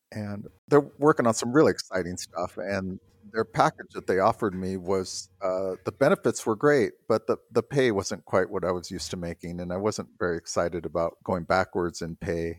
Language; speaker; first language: English; native; English